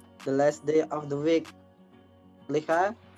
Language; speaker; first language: English; non-native, learner; Indonesian